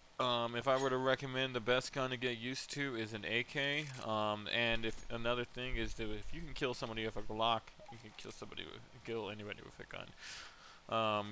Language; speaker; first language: English; native; English